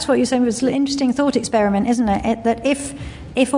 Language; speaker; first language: English; native; English